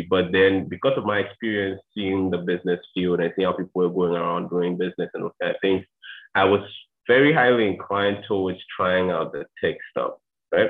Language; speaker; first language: English; non-native, local second language; Akan